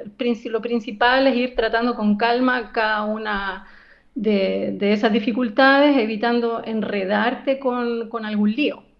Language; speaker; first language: Spanish; native; Spanish